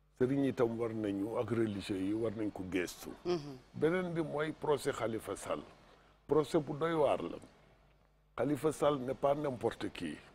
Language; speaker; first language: Wolof; non-native, local second language; Fula